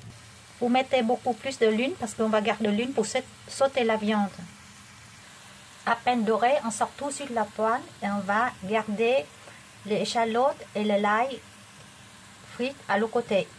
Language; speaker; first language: French; non-native, learner; Vietnamese